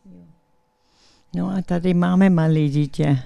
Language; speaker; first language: Czech; early bilingual, heritage; English